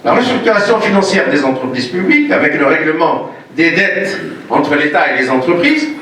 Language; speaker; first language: French; non-native, local second language; Arabic